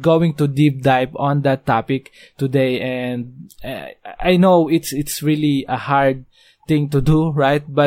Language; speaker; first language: English; non-native, local second language; Filipino